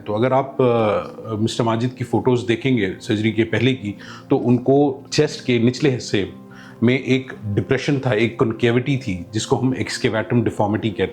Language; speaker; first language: Hindi; native; Hindi